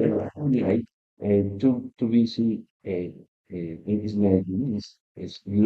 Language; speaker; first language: English; non-native, learner; Spanish